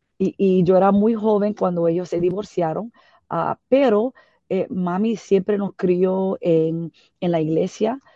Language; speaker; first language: Spanish; early bilingual, heritage; Spanish